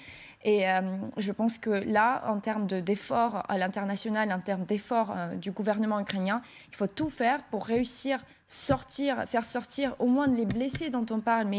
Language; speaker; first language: French; non-native, fluent; Ukrainian